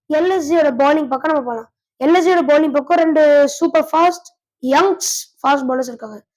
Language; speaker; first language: Tamil; native; Tamil